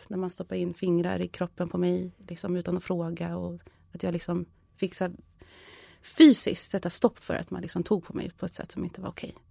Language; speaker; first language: Swedish; early bilingual, other home language; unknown